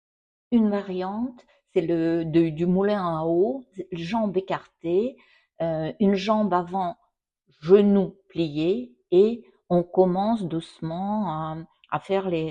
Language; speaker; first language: French; non-native, fluent; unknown